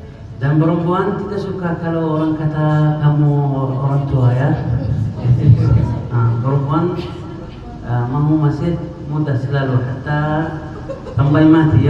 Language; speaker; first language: Indonesian; non-native, learner; Arabic